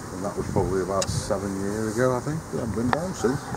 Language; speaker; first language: English; native; English